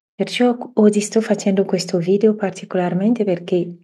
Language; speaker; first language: Italian; non-native, fluent; French